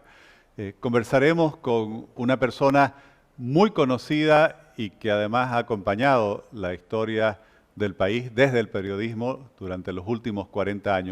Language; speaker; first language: Spanish; native; Spanish